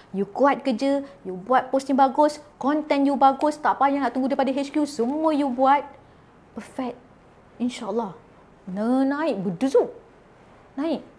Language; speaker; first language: Malay; native; Malay